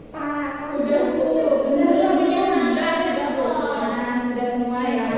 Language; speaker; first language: Indonesian; native; Indonesian